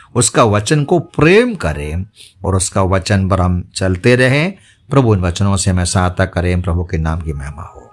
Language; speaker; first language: Hindi; non-native, local second language; Malayalam